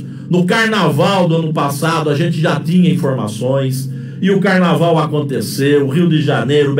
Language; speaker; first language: Portuguese; native; Portuguese